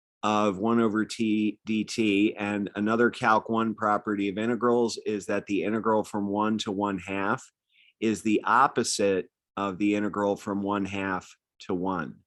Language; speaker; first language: English; native; English